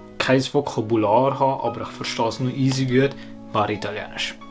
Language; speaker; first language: German; native; German